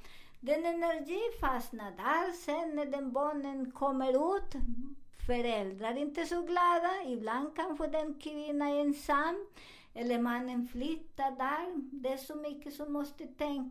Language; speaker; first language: Swedish; non-native, learner; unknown